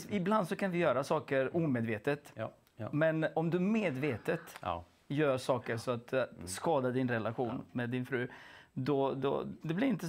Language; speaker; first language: Swedish; non-native, fluent; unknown